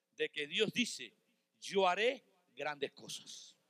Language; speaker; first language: Spanish; native; Spanish